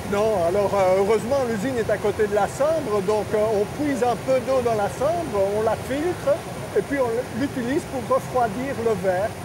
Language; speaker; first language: French; native; French